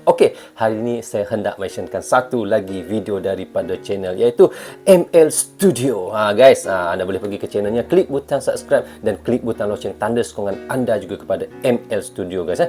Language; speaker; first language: Malay; native; Malay